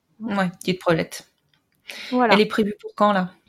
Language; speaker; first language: French; native; French